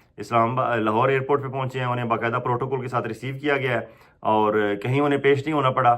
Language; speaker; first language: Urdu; non-native, local second language; Punjabi